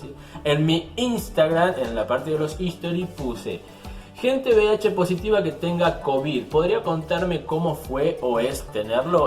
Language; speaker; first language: Spanish; native; Spanish